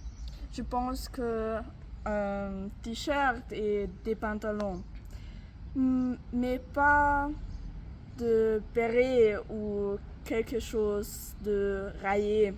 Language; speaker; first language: French; non-native, learner; German